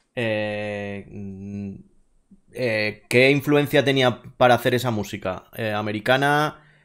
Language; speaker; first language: Spanish; native; Spanish